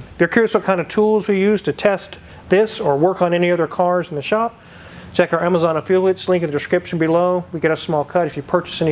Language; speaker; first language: English; native; English